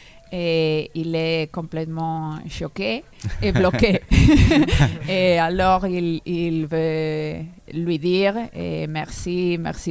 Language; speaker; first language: French; non-native, learner; Spanish